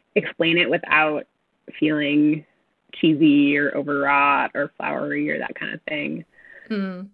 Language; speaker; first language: English; native; English